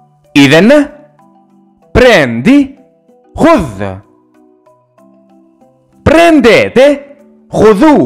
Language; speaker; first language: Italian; non-native, fluent; Arabic